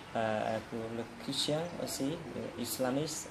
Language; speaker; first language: French; non-native, learner; Khmer